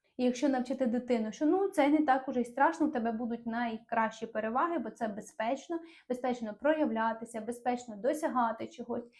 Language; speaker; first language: Ukrainian; non-native, local second language; Russian